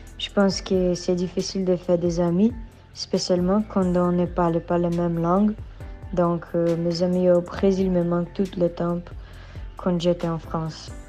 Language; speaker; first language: French; non-native, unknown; Portuguese